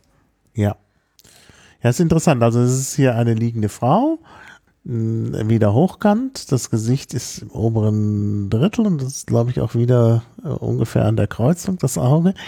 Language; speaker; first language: German; native; German